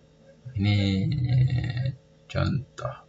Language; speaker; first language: Indonesian; native; Indonesian